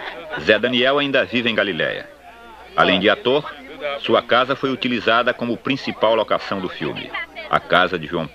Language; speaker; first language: Portuguese; native; Portuguese